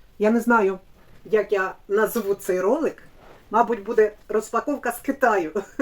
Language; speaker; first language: Ukrainian; non-native, local second language; Russian